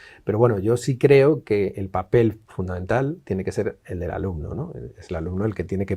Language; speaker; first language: Spanish; native; Spanish